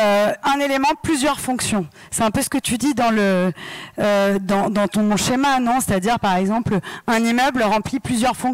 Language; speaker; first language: French; native; French